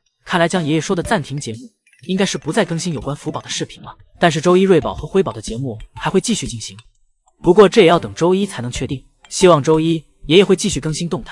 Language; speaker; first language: Chinese; native; Chinese